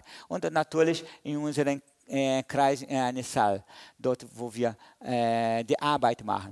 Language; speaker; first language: German; non-native, learner; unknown